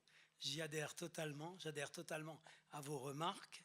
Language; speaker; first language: French; native; French